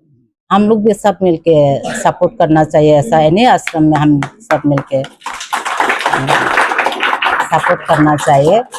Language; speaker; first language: Hindi; non-native, local second language; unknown